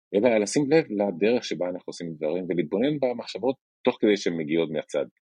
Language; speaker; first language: Hebrew; non-native, fluent; Spanish